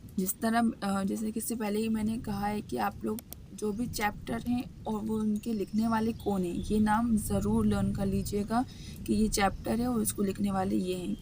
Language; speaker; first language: Urdu; native; Urdu